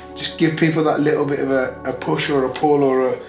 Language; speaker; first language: English; native; English